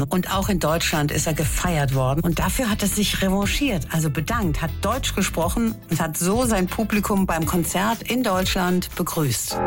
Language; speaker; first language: German; native; German